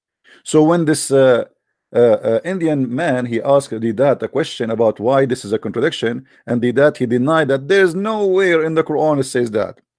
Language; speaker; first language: English; non-native, fluent; Arabic